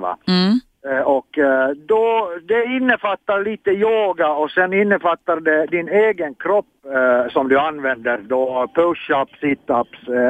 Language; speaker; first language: Swedish; non-native, fluent; Finnish